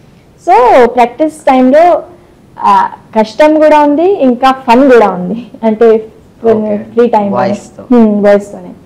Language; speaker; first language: Telugu; non-native, local second language; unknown